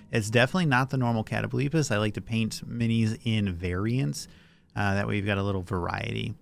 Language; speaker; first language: English; native; English